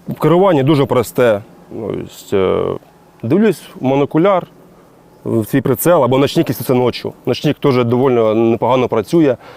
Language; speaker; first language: Ukrainian; non-native, local second language; Russian